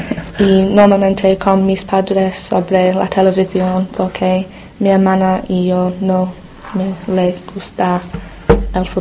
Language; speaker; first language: Spanish; non-native, learner; English